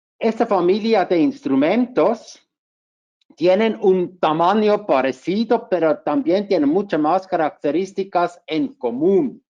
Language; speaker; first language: Spanish; non-native, fluent; German